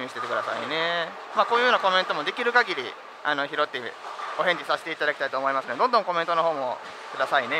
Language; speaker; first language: Japanese; native; Japanese